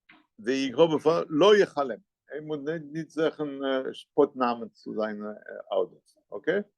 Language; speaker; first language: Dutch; non-native, fluent; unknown